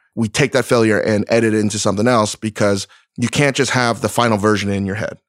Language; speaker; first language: English; native; English